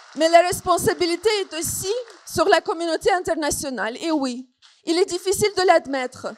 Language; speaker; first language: French; non-native, fluent; Ukrainian